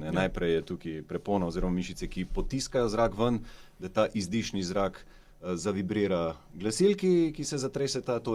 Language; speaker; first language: Slovenian; native; Slovenian